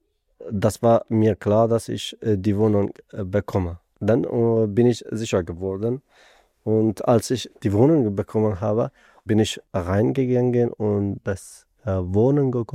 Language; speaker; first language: German; non-native, learner; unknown